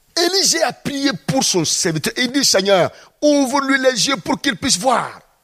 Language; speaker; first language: French; non-native, local second language; Mossi